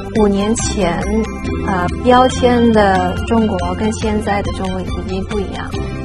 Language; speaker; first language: Chinese; non-native, local second language; Cantonese